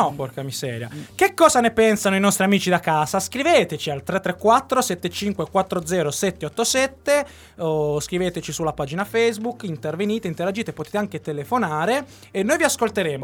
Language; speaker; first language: Italian; native; Italian